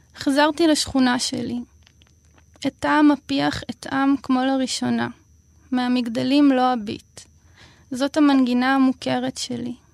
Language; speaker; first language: Hebrew; early bilingual, other home language; Russian